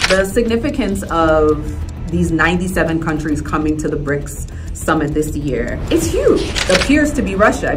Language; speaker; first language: English; native; English